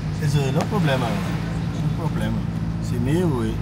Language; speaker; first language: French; non-native, learner; Malagasy